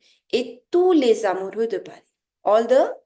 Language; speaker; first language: French; non-native, fluent; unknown